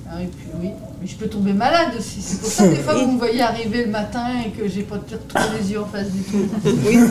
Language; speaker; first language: French; native; French